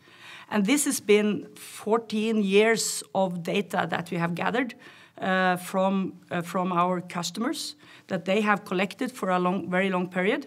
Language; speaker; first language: English; non-native, fluent; Norwegian